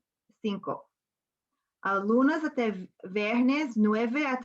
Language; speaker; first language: Spanish; non-native, learner; English